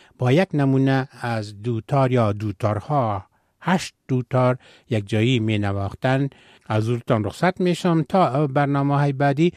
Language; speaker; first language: Persian; native; Persian